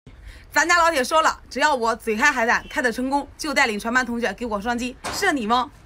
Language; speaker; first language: Chinese; native; Chinese